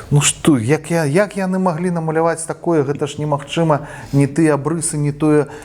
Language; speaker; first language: Belarusian; non-native, local second language; Russian